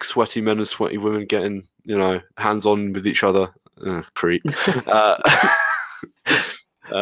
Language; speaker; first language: English; native; English